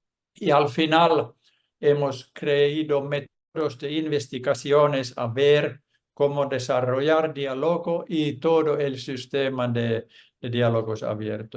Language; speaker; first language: Spanish; non-native, fluent; Finnish